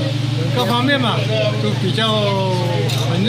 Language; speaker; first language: Chinese; non-native, local second language; Cantonese